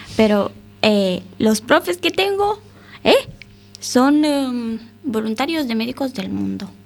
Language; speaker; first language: Spanish; non-native, fluent; Romanian